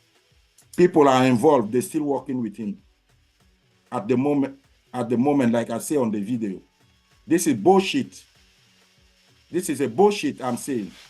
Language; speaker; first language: English; non-native, learner; French